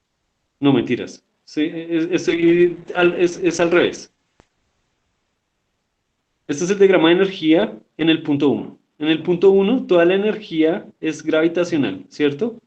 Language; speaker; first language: Spanish; native; Spanish